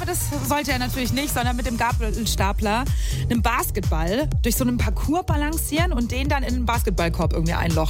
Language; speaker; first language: German; native; German